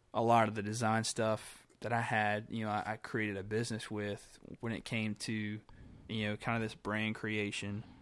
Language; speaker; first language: English; native; English